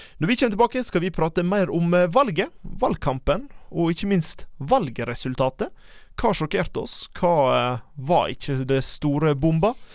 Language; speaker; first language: Norwegian; native; Norwegian